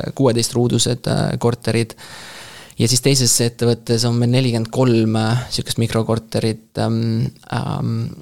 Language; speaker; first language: Estonian; native; Estonian